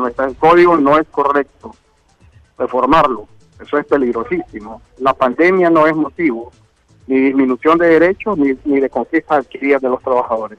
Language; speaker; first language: Spanish; native; Spanish